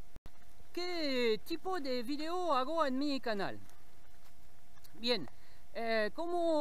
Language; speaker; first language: Spanish; non-native, learner; French